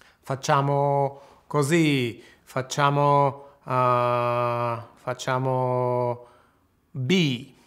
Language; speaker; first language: Italian; non-native, fluent; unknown